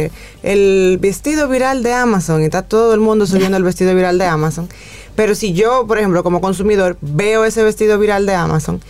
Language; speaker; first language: Spanish; native; Spanish